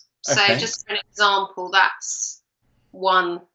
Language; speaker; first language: English; native; English